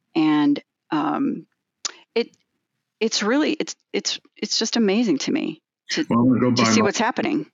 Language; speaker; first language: English; native; English